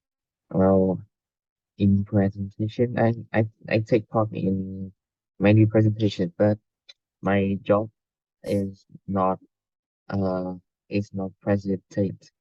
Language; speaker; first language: English; non-native, learner; Vietnamese